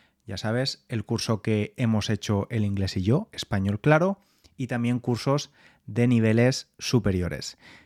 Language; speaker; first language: Spanish; native; Spanish